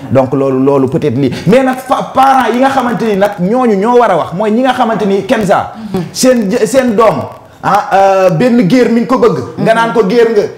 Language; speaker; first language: Wolof; native; Wolof